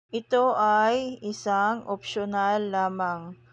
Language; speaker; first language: Filipino; non-native, local second language; Cebuano